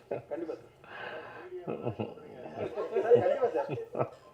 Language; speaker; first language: Tamil; native; Tamil